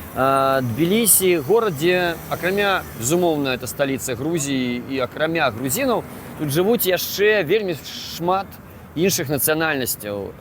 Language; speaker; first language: Belarusian; native; Belarusian